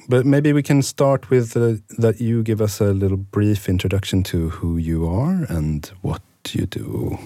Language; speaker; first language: English; non-native, fluent; Swedish